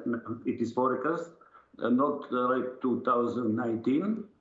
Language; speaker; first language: English; non-native, learner; Serbian